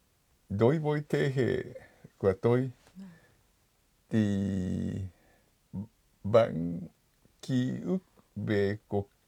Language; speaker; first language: Vietnamese; non-native, fluent; Japanese